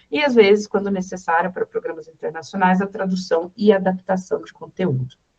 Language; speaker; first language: Portuguese; native; Portuguese